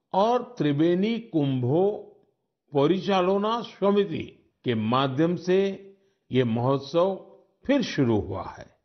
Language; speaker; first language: Hindi; non-native, local second language; Gujarati